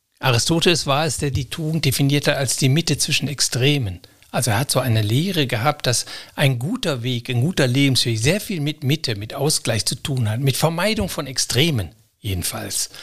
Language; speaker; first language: German; native; German